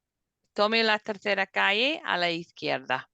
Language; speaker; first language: Spanish; non-native, fluent; English